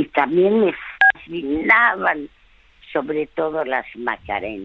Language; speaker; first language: Spanish; early bilingual, other home language; French